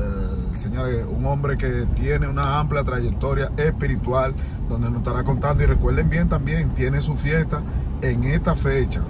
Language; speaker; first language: Spanish; native; Spanish